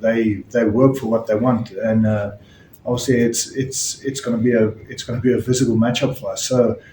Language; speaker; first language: English; non-native, local second language; Afrikaans